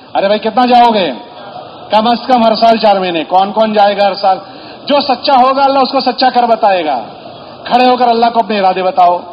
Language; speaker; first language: Urdu; native; Urdu